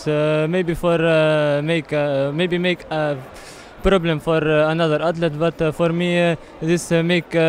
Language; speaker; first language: English; non-native, learner; Arabic